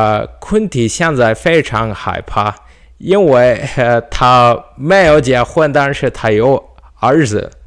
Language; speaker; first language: Chinese; non-native, learner; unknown